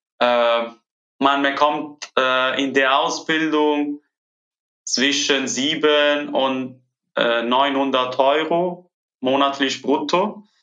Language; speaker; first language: German; non-native, fluent; Italian